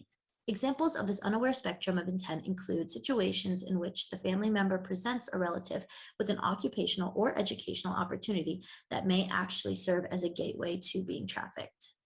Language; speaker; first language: English; native; English